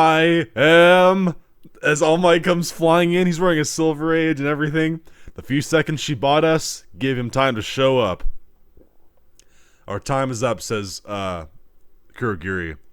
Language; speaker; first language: English; native; English